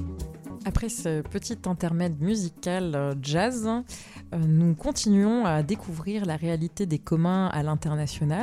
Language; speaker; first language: French; native; French